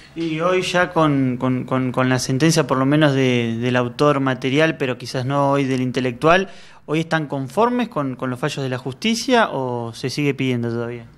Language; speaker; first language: Spanish; native; Spanish